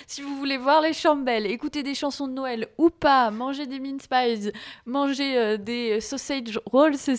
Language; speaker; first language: French; native; French